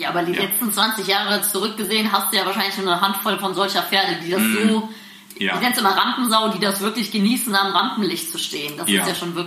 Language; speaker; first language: German; native; German